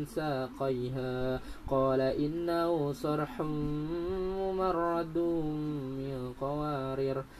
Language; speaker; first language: Arabic; non-native, learner; Indonesian